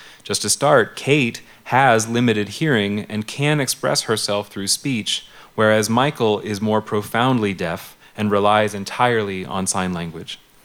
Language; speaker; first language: English; native; English